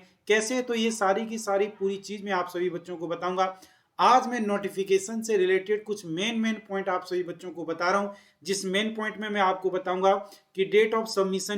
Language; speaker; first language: Hindi; native; Hindi